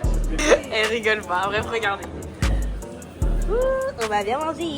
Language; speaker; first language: French; native; French